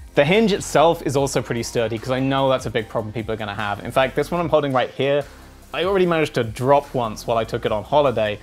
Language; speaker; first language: English; native; English